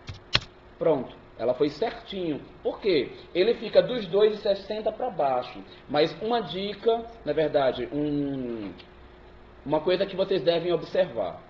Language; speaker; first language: Portuguese; native; Portuguese